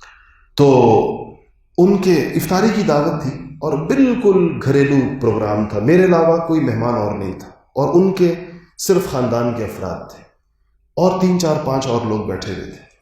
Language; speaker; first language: Urdu; native; Urdu